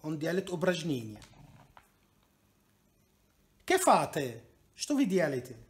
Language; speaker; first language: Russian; non-native, learner; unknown